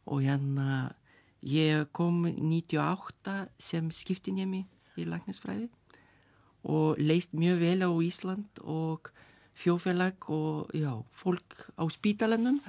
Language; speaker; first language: Icelandic; non-native, learner; Lithuanian